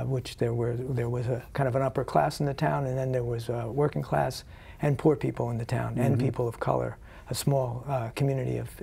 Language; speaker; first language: English; native; English